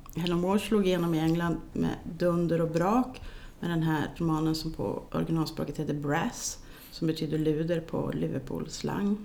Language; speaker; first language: Swedish; native; Swedish